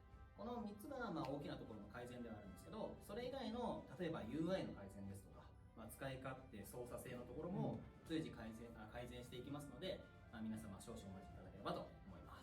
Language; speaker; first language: Japanese; native; Japanese